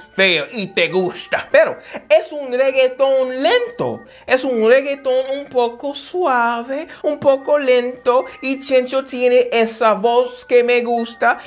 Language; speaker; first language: Spanish; non-native, fluent; English